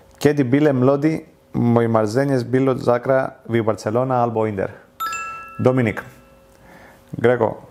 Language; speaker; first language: Polish; non-native, learner; Greek